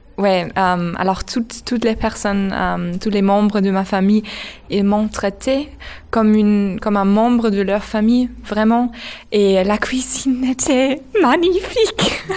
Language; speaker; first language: French; non-native, learner; German